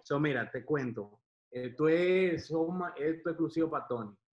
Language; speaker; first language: Spanish; native; Spanish